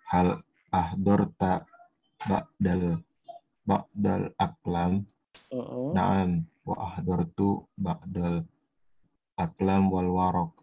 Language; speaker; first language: Arabic; non-native, learner; Indonesian